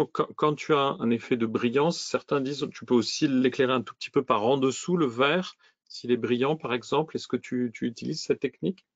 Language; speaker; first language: French; native; French